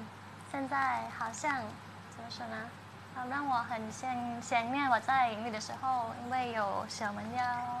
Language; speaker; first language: Chinese; non-native, learner; Thai